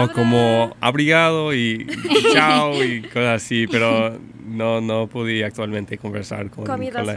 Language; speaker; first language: Spanish; non-native, learner; English